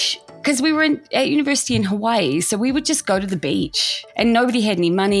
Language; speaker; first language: English; native; English